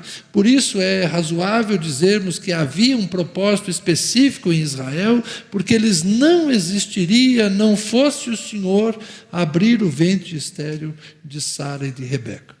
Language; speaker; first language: Portuguese; native; Portuguese